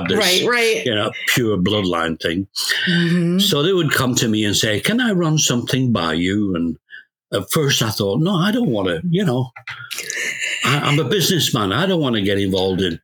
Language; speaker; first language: English; native; English